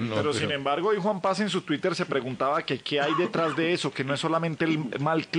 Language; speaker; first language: Spanish; native; Spanish